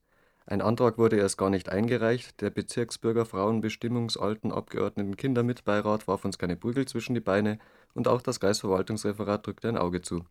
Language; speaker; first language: German; native; German